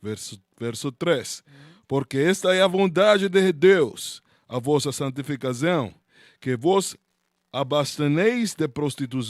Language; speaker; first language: Portuguese; non-native, learner; Spanish